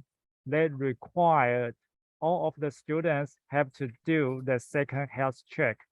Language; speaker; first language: English; non-native, fluent; Chinese